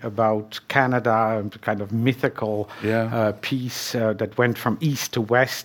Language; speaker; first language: English; non-native, fluent; Dutch